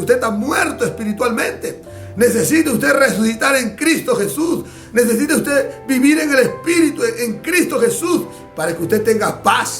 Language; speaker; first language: Spanish; native; Spanish